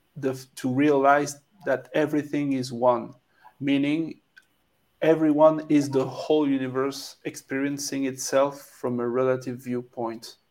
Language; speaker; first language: English; non-native, fluent; French